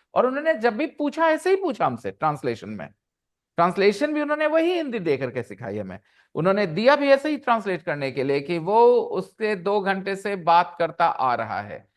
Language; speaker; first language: Hindi; native; Hindi